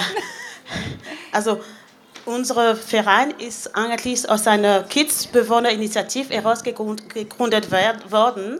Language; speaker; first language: German; non-native, fluent; French